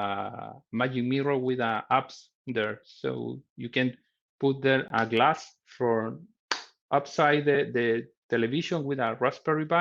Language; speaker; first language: English; non-native, learner; Spanish